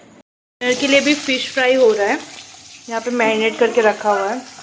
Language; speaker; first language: Hindi; native; Hindi